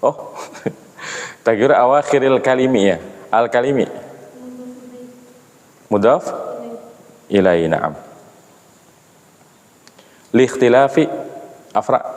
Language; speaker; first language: Arabic; non-native, fluent; Indonesian